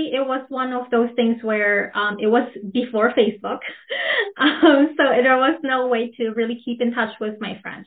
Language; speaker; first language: English; non-native, local second language; Filipino